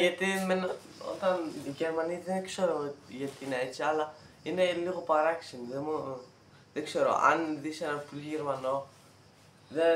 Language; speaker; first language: Greek; early bilingual, heritage; Greek